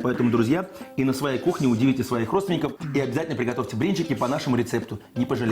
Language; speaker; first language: Russian; native; Russian